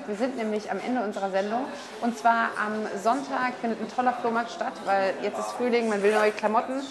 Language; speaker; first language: German; native; German